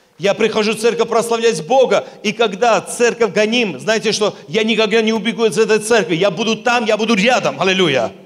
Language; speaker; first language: Russian; non-native, local second language; Armenian